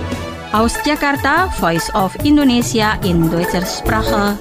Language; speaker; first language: German; non-native, fluent; Indonesian